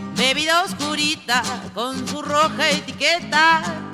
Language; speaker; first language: Spanish; native; Spanish